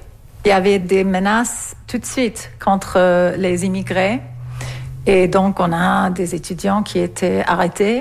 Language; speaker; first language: French; non-native, fluent; English